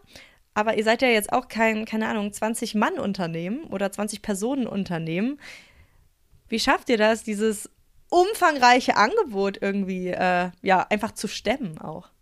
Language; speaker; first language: German; native; German